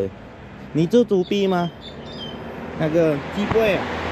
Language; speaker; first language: Chinese; non-native, learner; Filipino